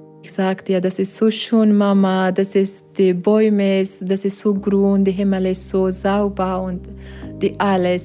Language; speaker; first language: German; non-native, learner; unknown